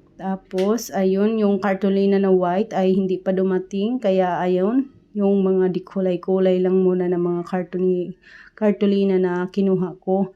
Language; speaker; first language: Filipino; non-native, local second language; Waray